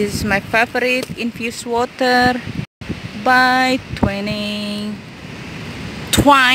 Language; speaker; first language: English; non-native, learner; Indonesian